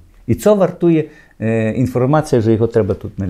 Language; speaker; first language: Polish; non-native, learner; Ukrainian